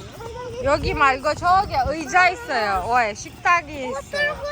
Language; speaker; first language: Korean; non-native, learner; Kazakh